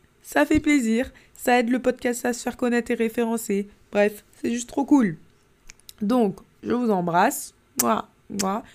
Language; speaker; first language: French; native; French